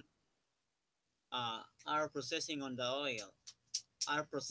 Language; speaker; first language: English; non-native, learner; Spanish